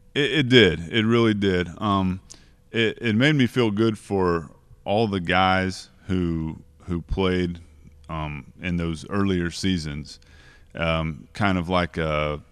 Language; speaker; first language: English; native; English